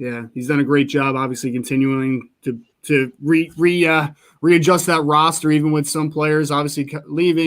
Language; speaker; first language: English; native; English